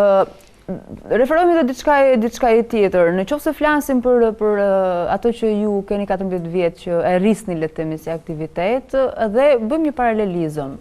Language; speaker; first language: Albanian; native; Albanian